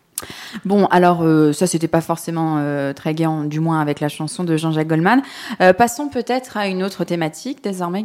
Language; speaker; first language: French; native; French